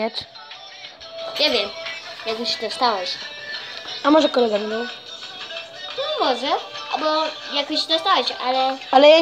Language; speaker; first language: Polish; early bilingual, heritage; Polish